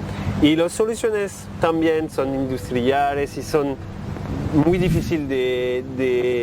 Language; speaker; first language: Spanish; non-native, learner; French